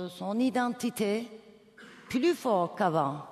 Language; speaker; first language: French; non-native, fluent; Turkish